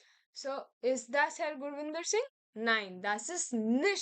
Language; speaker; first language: German; non-native, fluent; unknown